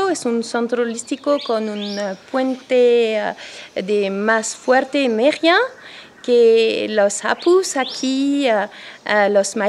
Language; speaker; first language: Spanish; non-native, learner; French